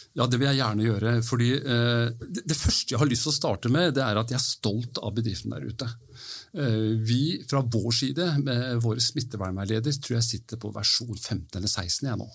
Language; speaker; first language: Norwegian; early bilingual, heritage; Norwegian